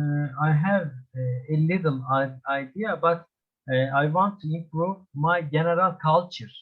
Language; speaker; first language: English; non-native, learner; Turkish